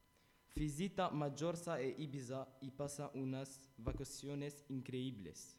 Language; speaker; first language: Spanish; non-native, learner; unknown